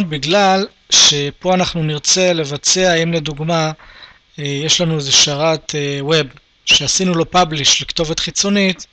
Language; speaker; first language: Hebrew; native; Hebrew